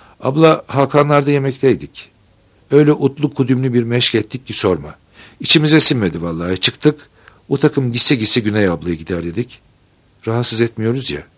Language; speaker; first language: Turkish; native; Turkish